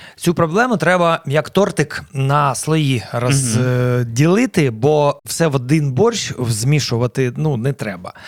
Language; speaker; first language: Ukrainian; non-native, local second language; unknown